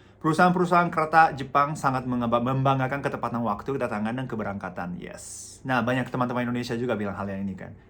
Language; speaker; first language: Indonesian; non-native, fluent; Japanese